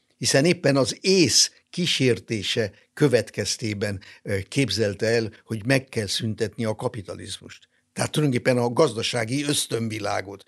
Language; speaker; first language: Hungarian; non-native, local second language; German